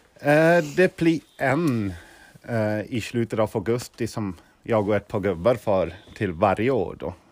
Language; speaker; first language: Swedish; non-native, fluent; German